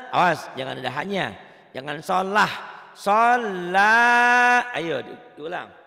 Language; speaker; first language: Indonesian; native; Indonesian